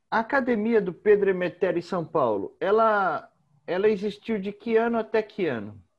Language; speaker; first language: Portuguese; native; Portuguese